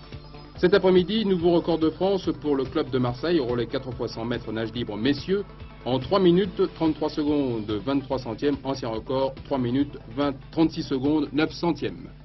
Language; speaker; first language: French; native; French